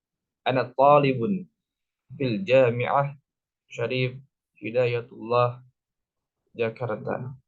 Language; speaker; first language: Arabic; non-native, learner; Indonesian